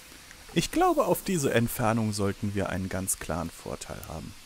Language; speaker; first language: German; native; German